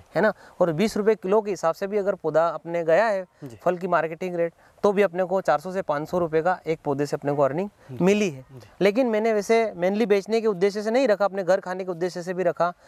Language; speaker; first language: Hindi; native; Hindi